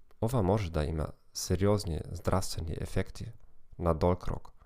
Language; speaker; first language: Macedonian; non-native, learner; German